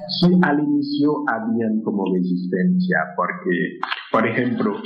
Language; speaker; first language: Spanish; non-native, fluent; Haitian Creole